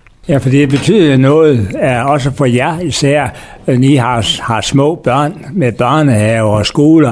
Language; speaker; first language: Danish; native; Danish